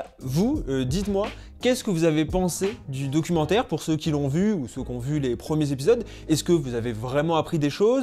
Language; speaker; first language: French; native; French